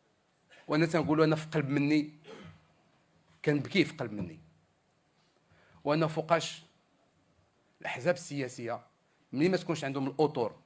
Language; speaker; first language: Arabic; native; Arabic